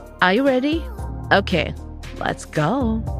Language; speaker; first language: English; non-native, learner; Japanese